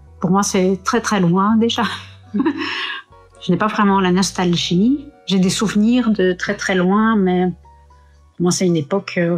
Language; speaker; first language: French; non-native, fluent; Russian